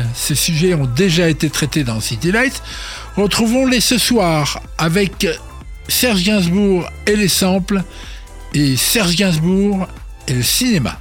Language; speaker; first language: French; native; French